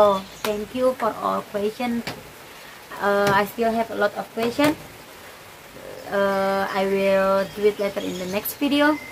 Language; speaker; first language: English; non-native, learner; Indonesian